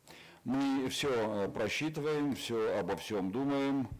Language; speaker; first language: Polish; non-native, learner; Russian